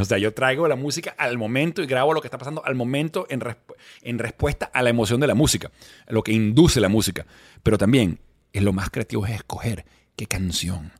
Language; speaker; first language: Spanish; native; Spanish